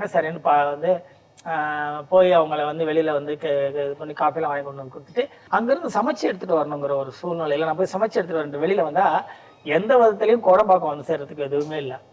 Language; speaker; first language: Tamil; native; Tamil